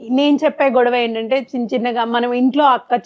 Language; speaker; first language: Telugu; native; Telugu